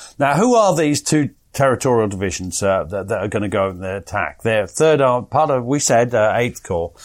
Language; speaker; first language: English; native; English